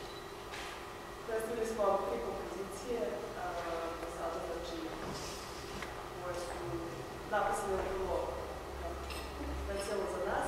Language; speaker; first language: Serbian; native; Serbian